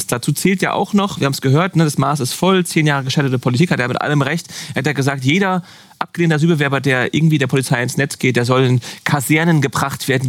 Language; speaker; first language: German; native; German